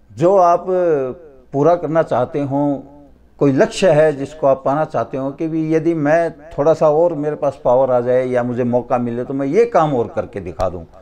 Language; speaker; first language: Hindi; native; Hindi